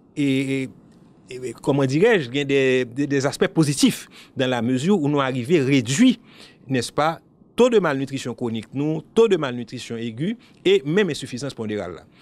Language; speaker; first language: French; non-native, local second language; Haitian Creole